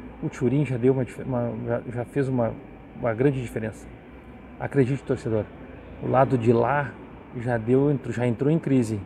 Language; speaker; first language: Portuguese; native; Portuguese